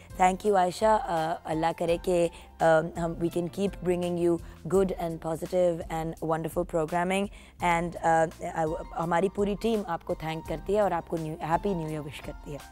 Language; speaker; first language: Urdu; native; Urdu